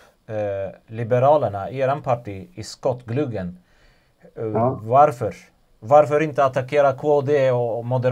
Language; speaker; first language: Swedish; non-native, fluent; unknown